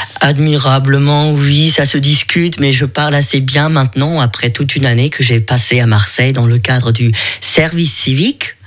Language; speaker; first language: French; non-native, fluent; German